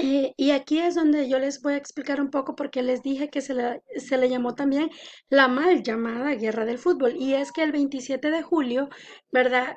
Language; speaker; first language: Spanish; native; Spanish